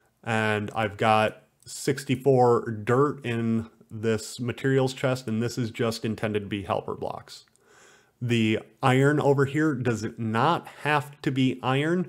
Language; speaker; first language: English; native; English